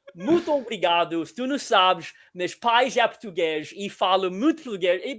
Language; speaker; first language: Portuguese; early bilingual, heritage; Portuguese